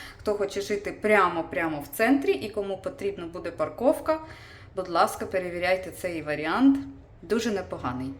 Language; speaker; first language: Ukrainian; non-native, local second language; Russian